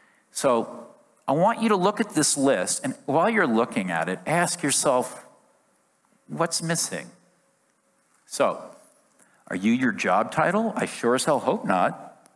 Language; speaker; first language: English; native; English